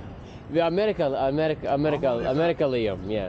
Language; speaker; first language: Turkish; non-native, learner; English